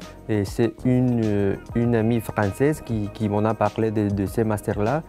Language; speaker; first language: French; non-native, fluent; Spanish